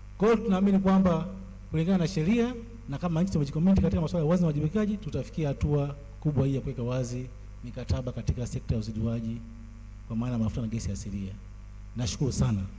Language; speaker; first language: Swahili; native; Swahili